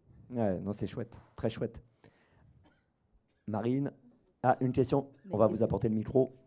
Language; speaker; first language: French; native; French